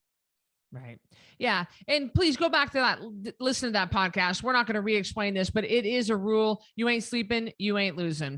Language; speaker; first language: English; native; English